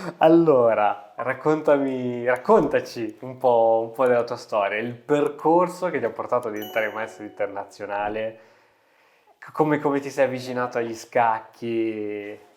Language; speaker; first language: Italian; native; Italian